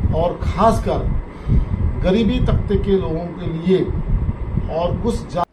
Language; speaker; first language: Hindi; non-native, local second language; Marathi